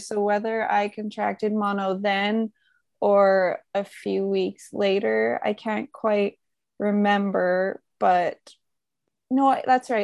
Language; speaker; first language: English; native; English